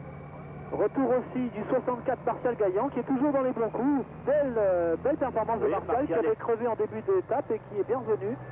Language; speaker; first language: French; native; French